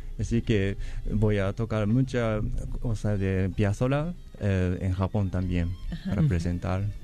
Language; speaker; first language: Spanish; non-native, learner; Japanese